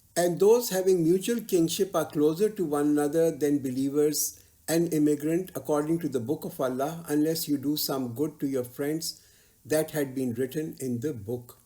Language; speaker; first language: English; non-native, local second language; Urdu